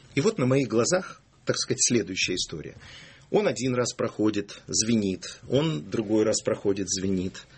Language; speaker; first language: Russian; native; Russian